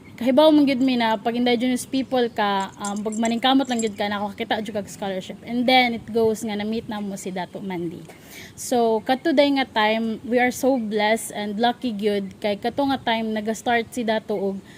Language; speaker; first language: Cebuano; non-native, local second language; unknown